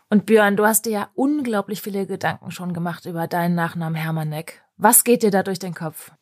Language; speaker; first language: German; native; German